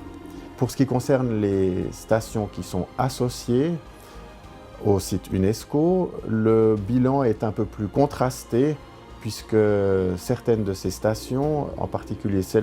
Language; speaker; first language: French; native; French